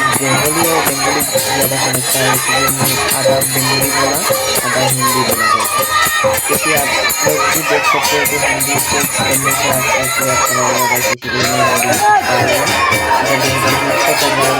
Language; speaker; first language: Hindi; non-native, local second language; Sadri